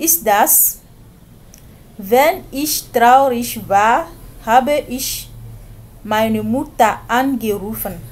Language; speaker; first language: German; non-native, fluent; French